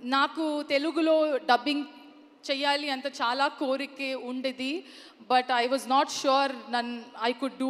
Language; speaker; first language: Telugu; non-native, learner; Kannada